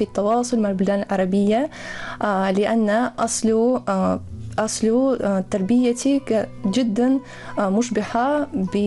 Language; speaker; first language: Arabic; non-native, fluent; Russian